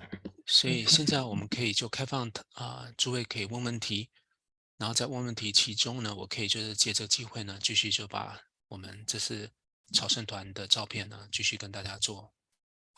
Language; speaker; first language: Chinese; native; Chinese